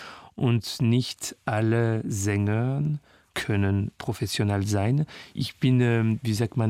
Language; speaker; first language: German; non-native, learner; French